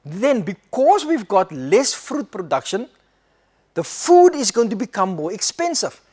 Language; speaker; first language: English; non-native, local second language; Afrikaans